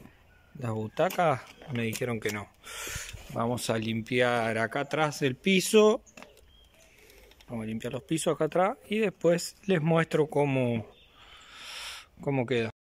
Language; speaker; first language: Spanish; native; Spanish